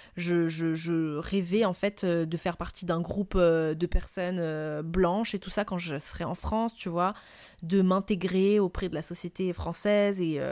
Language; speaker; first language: French; non-native, local second language; Malagasy